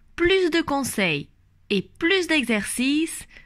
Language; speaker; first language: French; native; French